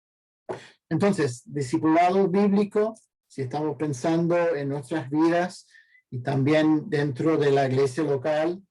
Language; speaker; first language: Spanish; non-native, fluent; English